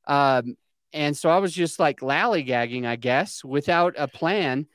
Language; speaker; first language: English; native; English